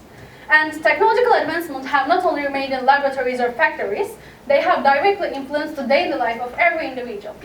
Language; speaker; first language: English; non-native, fluent; Turkish